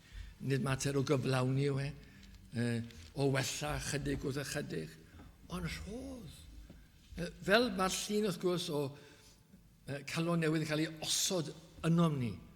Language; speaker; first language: Welsh; native; Welsh